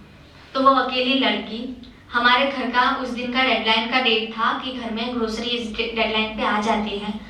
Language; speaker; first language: Hindi; native; Hindi